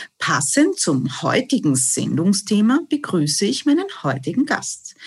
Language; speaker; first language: German; native; German